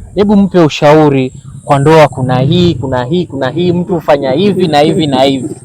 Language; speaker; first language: Swahili; native; Swahili